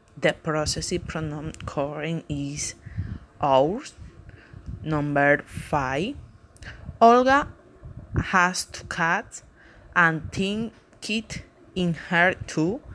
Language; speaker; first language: English; non-native, learner; Spanish